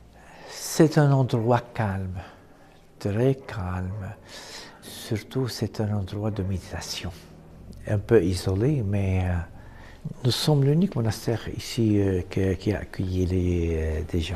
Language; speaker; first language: French; non-native, local second language; Arabic